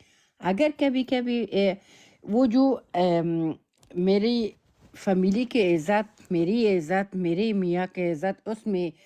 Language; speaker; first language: Hindi; non-native, learner; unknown